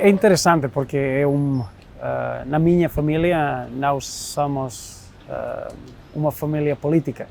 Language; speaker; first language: Portuguese; non-native, fluent; Spanish